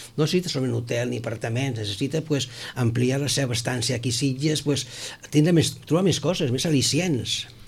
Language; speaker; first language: Catalan; non-native, local second language; Spanish